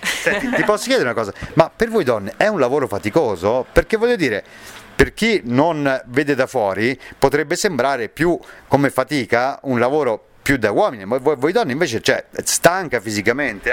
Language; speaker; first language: Italian; native; Italian